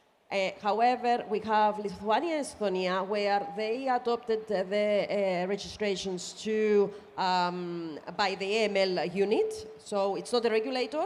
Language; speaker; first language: English; non-native, fluent; Greek